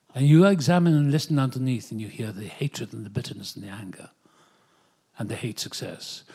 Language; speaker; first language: English; native; English